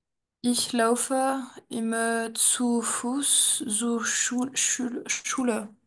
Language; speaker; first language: German; non-native, learner; French